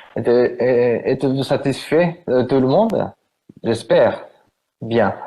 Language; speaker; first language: French; non-native, learner; Japanese